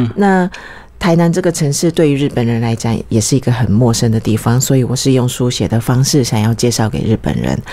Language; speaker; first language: Chinese; early bilingual, other home language; Japanese